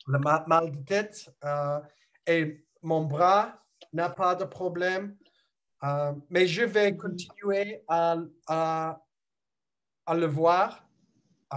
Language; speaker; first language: French; non-native, learner; English